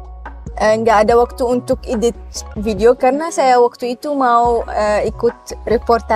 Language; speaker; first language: Indonesian; non-native, learner; Arabic